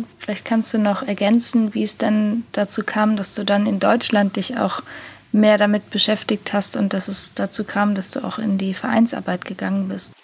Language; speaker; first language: German; native; German